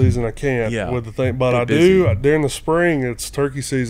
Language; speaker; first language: English; native; English